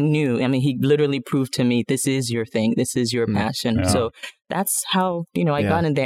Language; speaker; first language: English; non-native, local second language; Yoruba